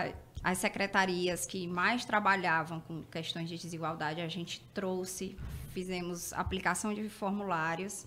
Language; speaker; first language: Portuguese; native; Portuguese